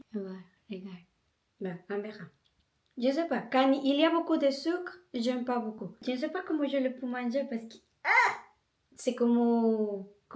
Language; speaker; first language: French; non-native, learner; Spanish